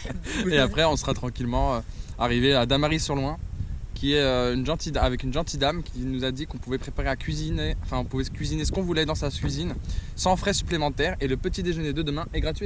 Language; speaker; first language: French; native; French